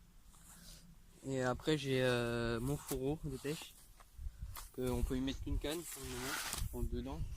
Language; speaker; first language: French; native; French